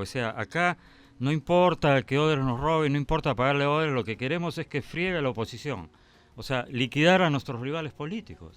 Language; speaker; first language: Spanish; native; Spanish